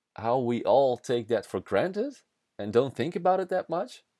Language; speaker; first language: English; non-native, fluent; Dutch